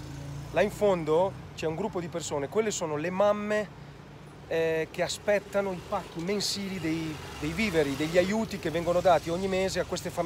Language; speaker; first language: Italian; native; Italian